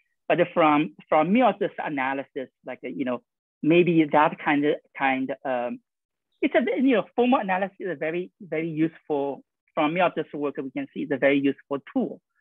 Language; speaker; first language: English; non-native, fluent; Chinese